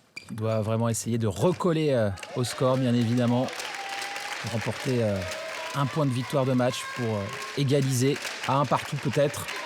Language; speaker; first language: French; native; French